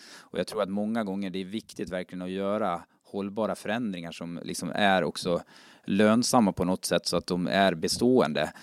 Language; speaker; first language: Swedish; native; Swedish